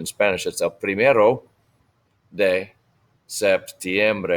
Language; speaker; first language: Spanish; non-native, fluent; English